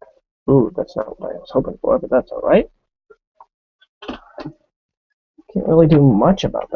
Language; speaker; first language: English; native; English